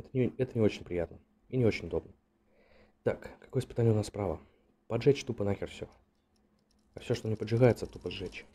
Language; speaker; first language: Russian; native; Russian